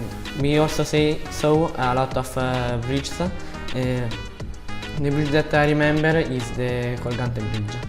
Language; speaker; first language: English; non-native, learner; Italian